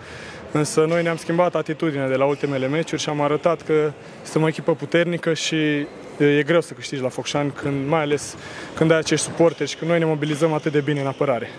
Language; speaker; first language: Romanian; native; Romanian